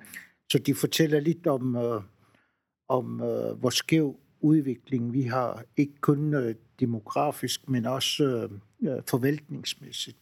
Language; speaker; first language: Danish; non-native, local second language; Kalaallisut